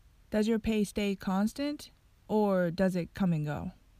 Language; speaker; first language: English; non-native, fluent; Japanese